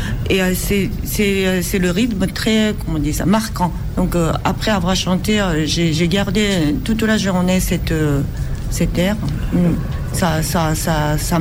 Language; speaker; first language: French; non-native, fluent; Japanese